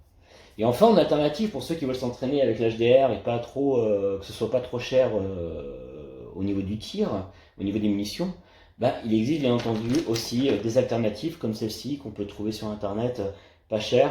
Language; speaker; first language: French; native; French